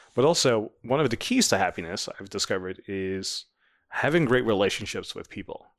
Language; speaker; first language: English; non-native, fluent; Vietnamese